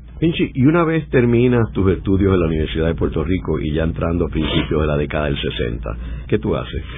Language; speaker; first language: Spanish; native; Spanish